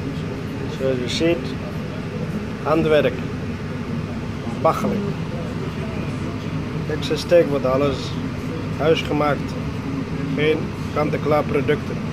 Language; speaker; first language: Dutch; non-native, fluent; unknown